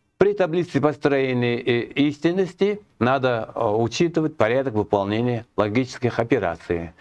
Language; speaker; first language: Russian; non-native, local second language; Kazakh